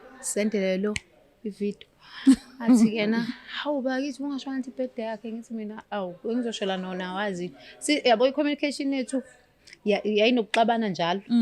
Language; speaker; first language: Zulu; native; Zulu